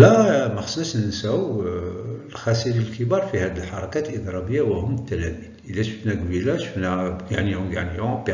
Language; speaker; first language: Arabic; native; Arabic